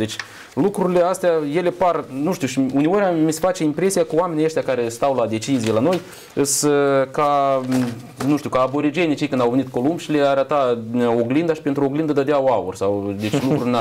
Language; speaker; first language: Romanian; native; Romanian